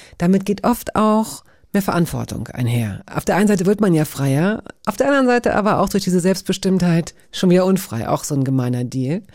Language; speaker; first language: German; native; German